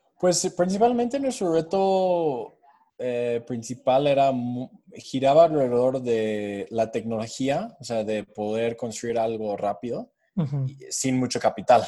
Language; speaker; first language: Spanish; non-native, fluent; English